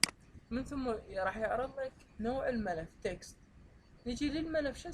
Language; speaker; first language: Arabic; native; Arabic